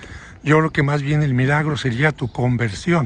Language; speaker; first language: Spanish; native; Spanish